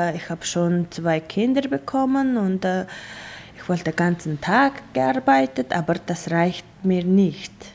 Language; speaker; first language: German; non-native, learner; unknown